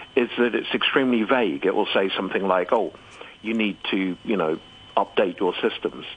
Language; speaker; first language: English; native; English